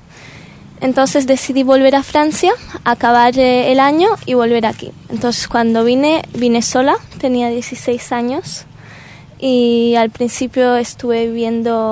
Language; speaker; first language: Spanish; early bilingual, heritage; Spanish